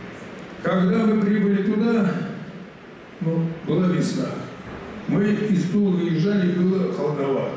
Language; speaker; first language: Russian; native; Russian